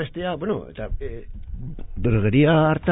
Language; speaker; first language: Basque; non-native, local second language; Spanish